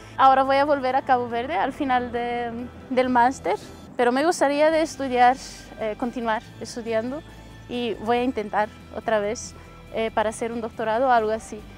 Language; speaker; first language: Spanish; non-native, fluent; Kabuverdianu